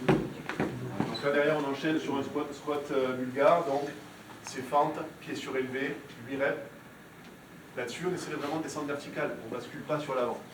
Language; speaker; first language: French; native; French